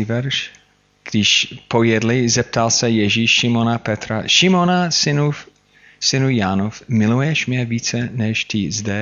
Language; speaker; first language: Czech; non-native, fluent; English